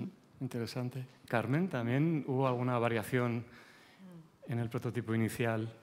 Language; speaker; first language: Spanish; native; Spanish